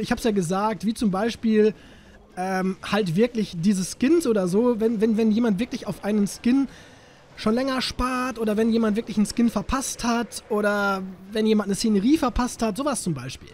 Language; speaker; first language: German; native; German